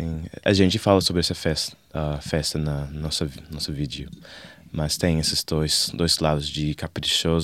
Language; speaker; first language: Portuguese; non-native, learner; English